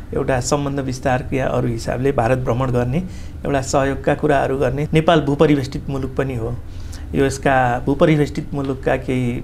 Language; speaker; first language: Nepali; native; Nepali